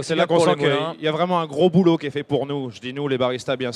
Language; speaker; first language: French; native; French